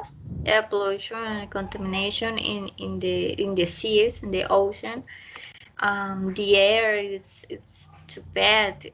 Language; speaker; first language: English; non-native, learner; Spanish